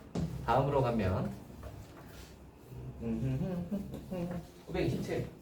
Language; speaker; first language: Korean; native; Korean